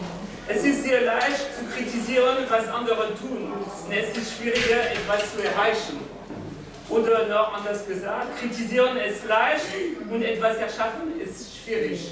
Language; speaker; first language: German; non-native, fluent; French